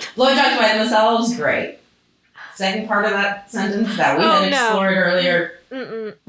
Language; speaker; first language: English; early bilingual, other home language; Russian